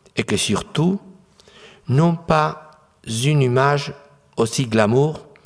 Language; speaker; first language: French; non-native, fluent; Spanish